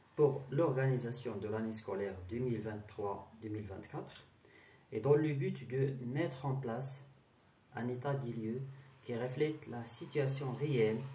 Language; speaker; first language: French; non-native, local second language; Arabic